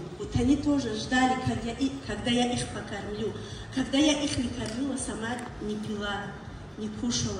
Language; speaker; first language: Russian; non-native, learner; Tajik